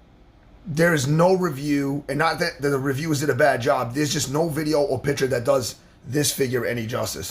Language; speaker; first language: English; native; English